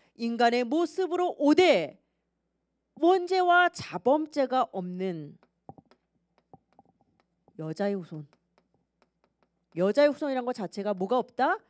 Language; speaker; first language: Korean; native; Korean